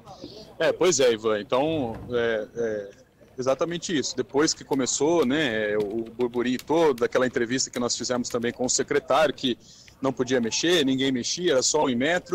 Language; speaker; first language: Portuguese; native; Portuguese